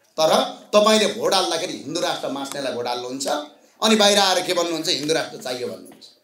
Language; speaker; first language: Nepali; native; Nepali